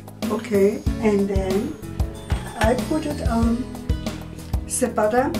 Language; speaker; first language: English; non-native, learner; German